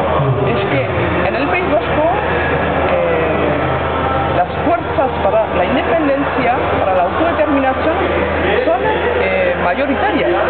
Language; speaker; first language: Spanish; non-native, learner; French